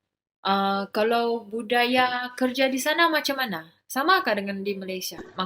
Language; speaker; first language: Malay; native; Malay